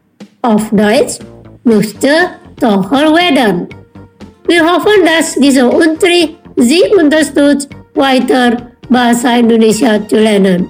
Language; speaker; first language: German; non-native, fluent; Indonesian